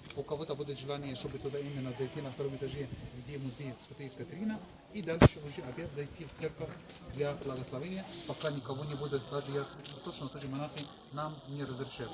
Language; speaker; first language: Russian; non-native, learner; Arabic